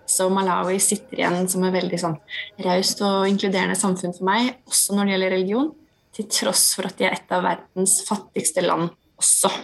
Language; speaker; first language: Norwegian; native; Norwegian